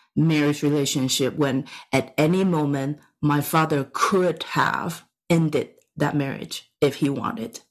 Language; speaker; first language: English; non-native, fluent; Chinese